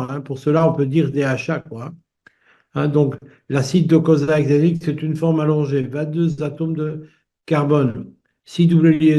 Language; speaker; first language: French; native; French